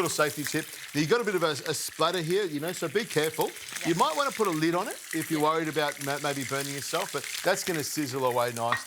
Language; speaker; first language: English; native; English